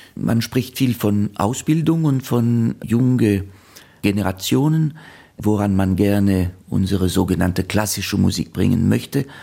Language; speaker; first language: German; non-native, fluent; French